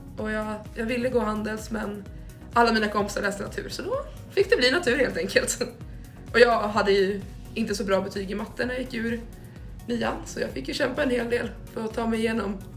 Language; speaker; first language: Swedish; native; Swedish